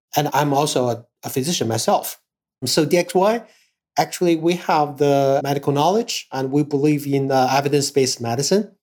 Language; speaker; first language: English; non-native, fluent; Chinese